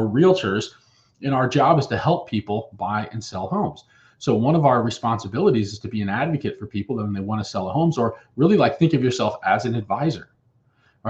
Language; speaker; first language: English; native; English